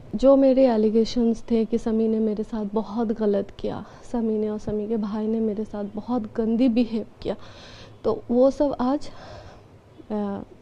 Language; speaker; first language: Hindi; non-native, local second language; Bangla